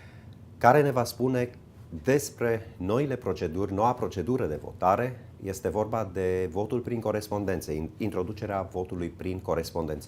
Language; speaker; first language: Romanian; native; Romanian